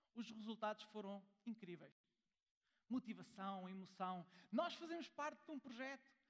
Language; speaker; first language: Portuguese; early bilingual, heritage; German